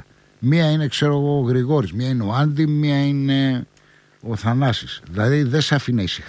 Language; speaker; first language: Greek; native; Greek